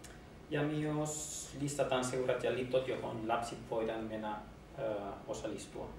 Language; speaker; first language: Finnish; non-native, learner; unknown